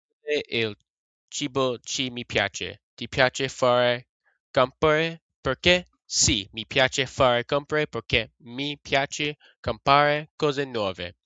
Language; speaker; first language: Italian; non-native, learner; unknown